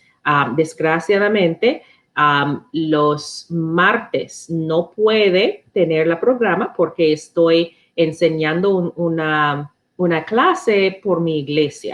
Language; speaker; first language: Spanish; non-native, learner; English